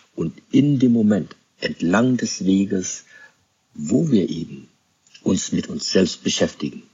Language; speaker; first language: German; native; German